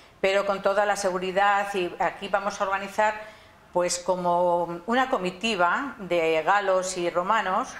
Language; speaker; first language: Spanish; native; Spanish